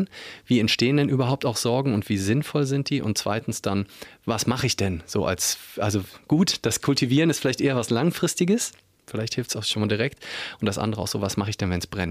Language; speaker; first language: German; native; German